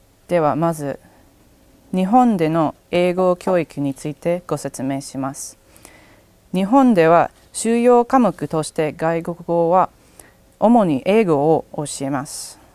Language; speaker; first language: Japanese; non-native, learner; English